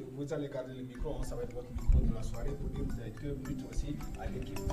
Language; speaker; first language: French; non-native, learner; English